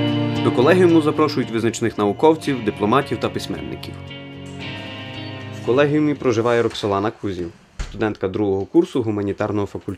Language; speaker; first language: Ukrainian; native; Ukrainian